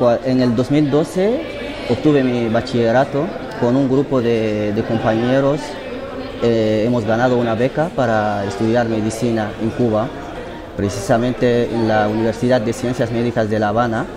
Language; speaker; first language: Spanish; non-native, fluent; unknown